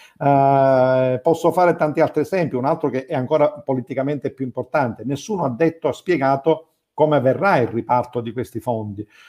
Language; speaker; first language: Italian; native; Italian